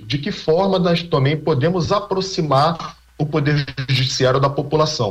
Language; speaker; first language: Portuguese; native; Portuguese